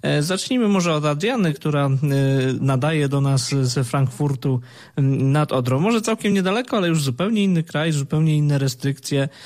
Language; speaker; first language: Polish; native; Polish